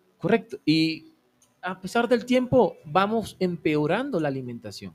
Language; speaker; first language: Spanish; native; Spanish